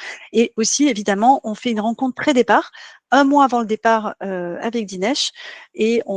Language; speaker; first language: French; native; French